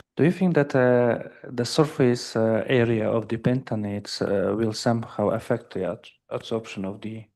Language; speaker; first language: English; non-native, fluent; Russian